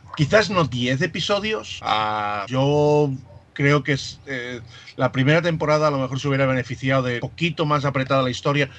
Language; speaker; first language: Spanish; native; Spanish